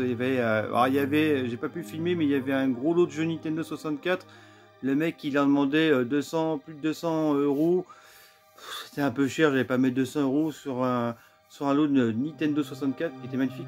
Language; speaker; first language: French; native; French